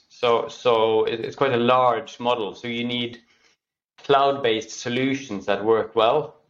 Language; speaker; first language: English; non-native, fluent; Norwegian